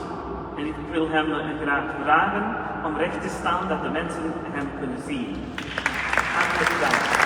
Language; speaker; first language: Dutch; non-native, fluent; Urdu